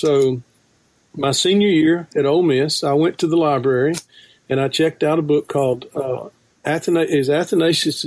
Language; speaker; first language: English; native; English